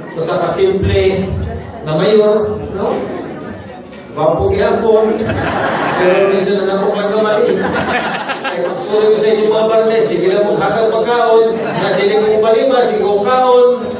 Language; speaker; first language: Cebuano; non-native, local second language; Filipino